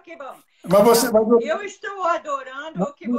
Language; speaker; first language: Portuguese; non-native, fluent; English